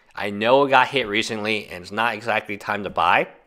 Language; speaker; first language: English; native; English